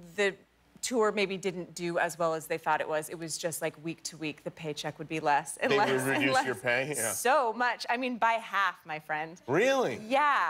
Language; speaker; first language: English; native; English